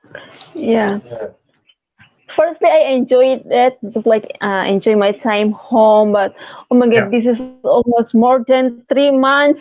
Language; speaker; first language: English; non-native, learner; Indonesian